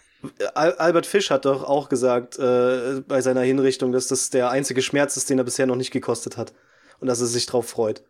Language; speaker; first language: German; native; German